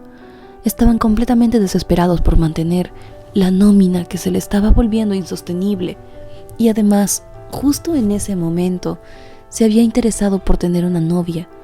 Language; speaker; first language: Spanish; native; Spanish